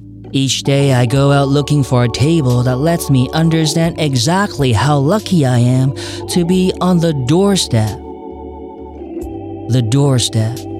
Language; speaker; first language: English; non-native, local second language; Cantonese